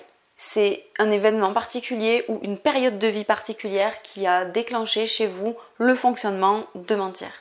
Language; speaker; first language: French; native; French